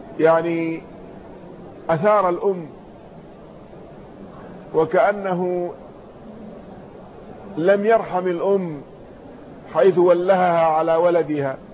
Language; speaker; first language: Arabic; native; Arabic